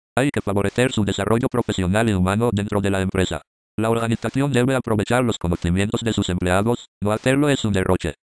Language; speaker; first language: Spanish; native; Spanish